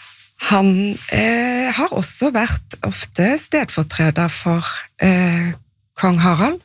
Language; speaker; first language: Norwegian; native; Norwegian